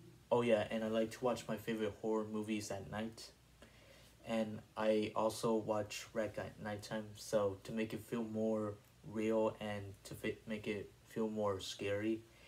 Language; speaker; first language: English; native; English